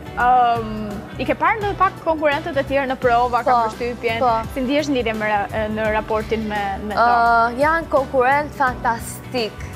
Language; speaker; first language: Albanian; native; Albanian